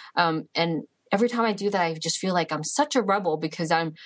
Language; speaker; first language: English; early bilingual, other home language; Chinese